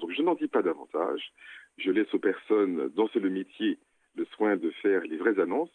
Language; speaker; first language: French; native; French